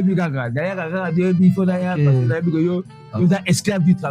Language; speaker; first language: French; non-native, local second language; Lingala